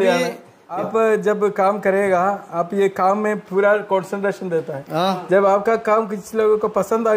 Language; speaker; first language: Hindi; non-native, learner; Malayalam